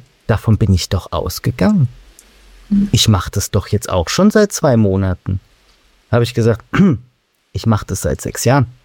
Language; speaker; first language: German; native; German